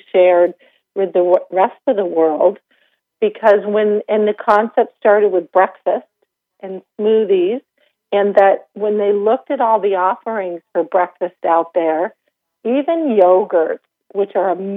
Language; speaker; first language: English; native; English